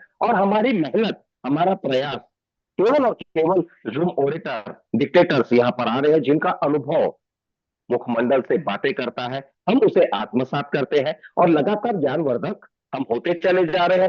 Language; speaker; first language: Hindi; native; Hindi